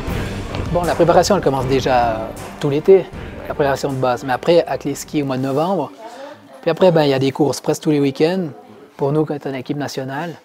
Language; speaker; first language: French; native; French